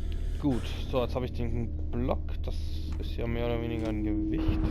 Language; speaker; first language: German; native; German